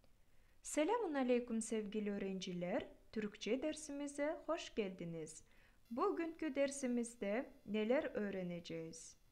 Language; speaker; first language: Turkish; non-native, fluent; Kyrgyz